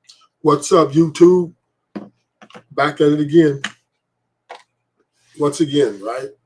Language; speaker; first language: English; native; English